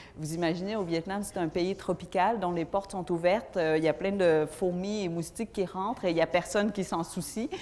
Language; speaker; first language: French; early bilingual, other home language; Vietnamese